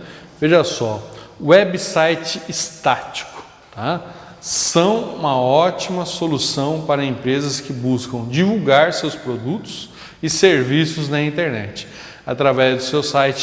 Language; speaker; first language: Portuguese; native; Portuguese